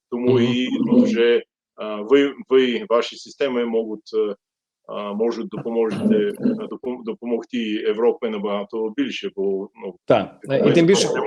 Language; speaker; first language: Ukrainian; non-native, fluent; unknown